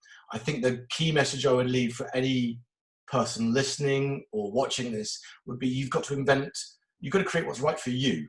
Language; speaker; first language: English; native; English